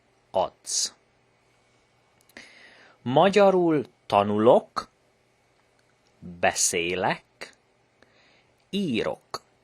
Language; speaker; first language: Hungarian; non-native, learner; English